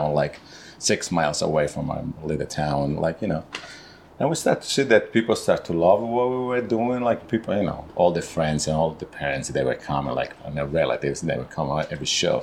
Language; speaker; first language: English; non-native, learner; Italian